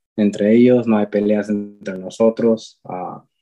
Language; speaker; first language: Spanish; early bilingual, heritage; Spanish